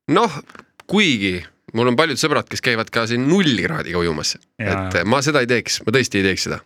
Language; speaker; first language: Estonian; native; Estonian